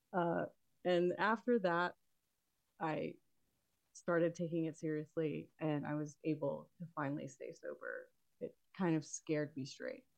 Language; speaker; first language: English; native; English